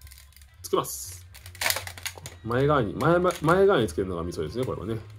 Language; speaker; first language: Japanese; native; Japanese